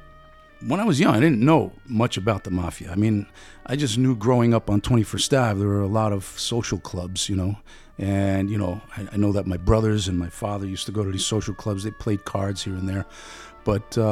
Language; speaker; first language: English; early bilingual, other home language; Italian